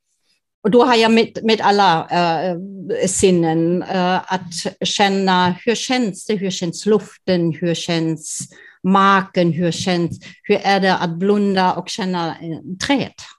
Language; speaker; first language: Swedish; non-native, fluent; German